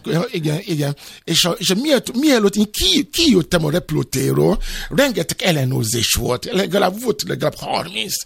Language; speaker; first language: Hungarian; non-native, fluent; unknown